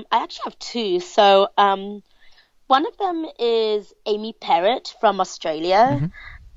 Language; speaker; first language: English; native; English